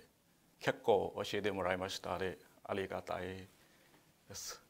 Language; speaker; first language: Japanese; non-native, learner; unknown